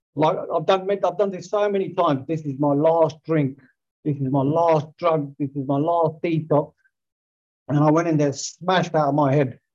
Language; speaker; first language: English; native; English